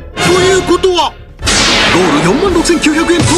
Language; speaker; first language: Japanese; native; Japanese